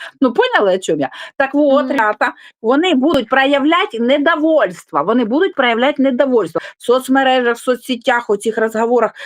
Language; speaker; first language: Ukrainian; non-native, local second language; Russian